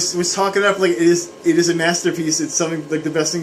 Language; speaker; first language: English; native; English